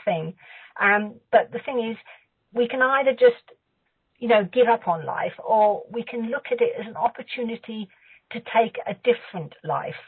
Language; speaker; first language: English; native; English